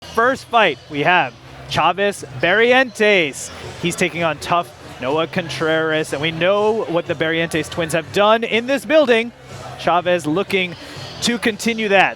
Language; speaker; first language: English; native; English